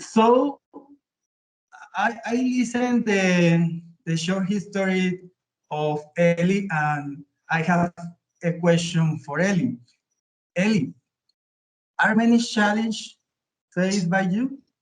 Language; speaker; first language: English; non-native, learner; Spanish